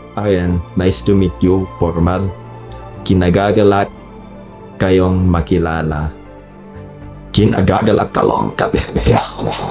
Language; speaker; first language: Filipino; non-native, learner; English